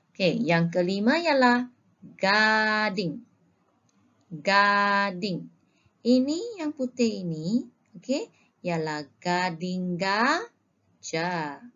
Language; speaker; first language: Malay; non-native, local second language; Chinese